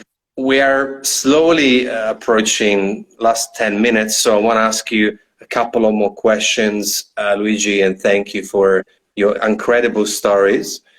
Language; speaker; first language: English; non-native, fluent; Italian